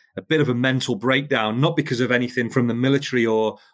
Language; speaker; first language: English; native; English